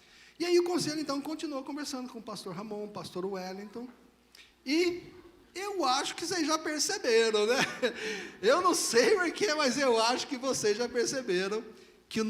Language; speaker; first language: Portuguese; native; Portuguese